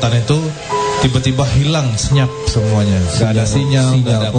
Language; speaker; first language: Indonesian; native; Indonesian